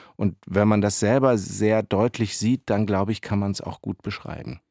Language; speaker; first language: German; native; German